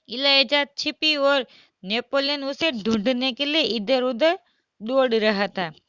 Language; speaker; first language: Hindi; non-native, local second language; Gujarati